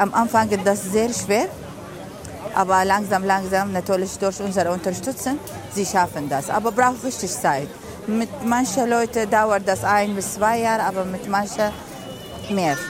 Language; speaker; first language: German; non-native, learner; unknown